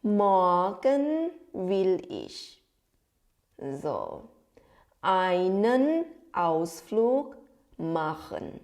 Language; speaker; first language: German; non-native, fluent; Thai